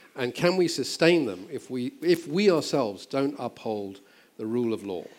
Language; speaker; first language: English; native; English